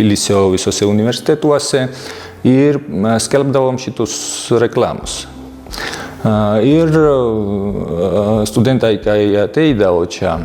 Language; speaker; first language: Lithuanian; non-native, fluent; Georgian